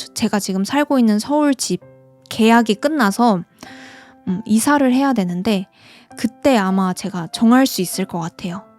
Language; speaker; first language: Korean; native; Korean